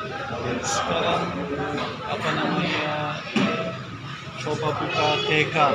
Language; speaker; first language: Indonesian; non-native, learner; English